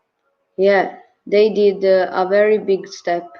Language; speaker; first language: English; non-native, learner; Italian